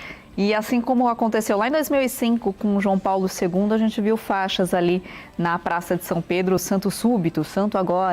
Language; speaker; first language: Portuguese; native; Portuguese